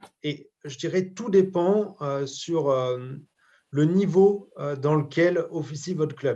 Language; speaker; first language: French; native; French